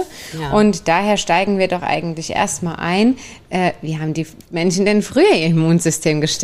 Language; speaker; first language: German; native; German